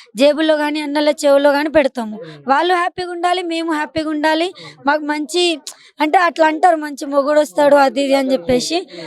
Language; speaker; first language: Telugu; non-native, local second language; Lambadi